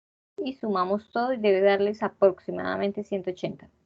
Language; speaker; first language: Spanish; native; Spanish